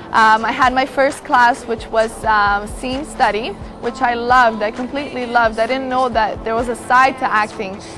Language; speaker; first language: English; early bilingual, other home language; Portuguese